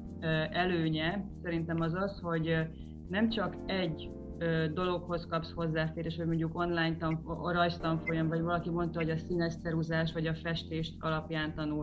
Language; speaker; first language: Hungarian; native; Hungarian